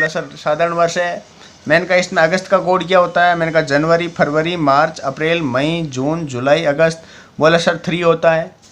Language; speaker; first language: Hindi; native; Hindi